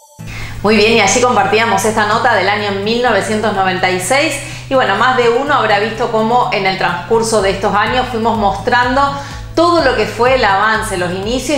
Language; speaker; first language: Spanish; native; Spanish